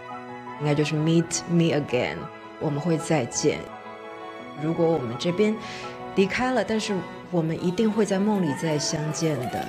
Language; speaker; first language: Chinese; native; Chinese